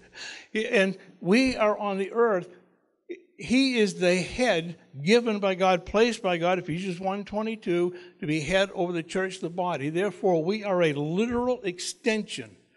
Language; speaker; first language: English; native; English